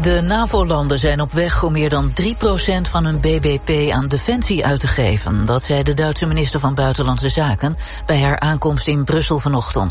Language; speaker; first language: Dutch; native; Dutch